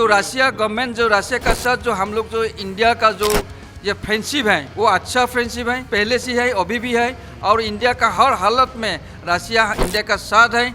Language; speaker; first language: Hindi; non-native, local second language; Assamese